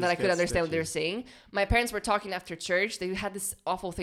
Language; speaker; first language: English; non-native, fluent; Portuguese